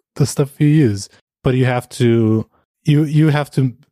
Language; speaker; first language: English; non-native, fluent; Portuguese